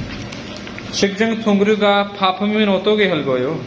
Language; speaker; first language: Korean; non-native, fluent; Punjabi